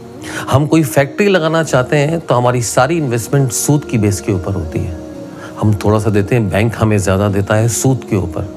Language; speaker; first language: Urdu; native; Urdu